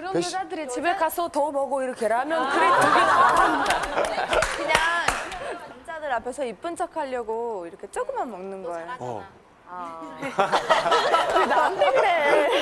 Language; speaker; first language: Korean; non-native, fluent; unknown